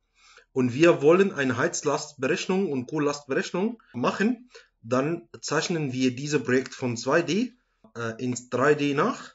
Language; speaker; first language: German; non-native, fluent; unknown